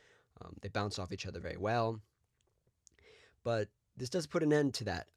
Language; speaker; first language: English; native; English